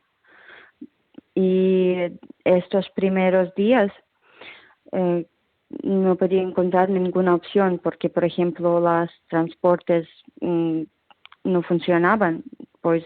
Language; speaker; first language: Spanish; non-native, fluent; Ukrainian